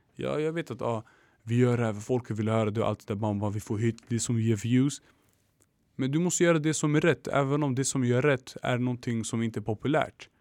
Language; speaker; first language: Swedish; early bilingual, other home language; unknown